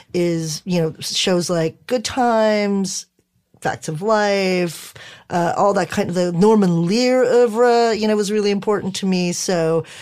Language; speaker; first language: English; early bilingual, other home language; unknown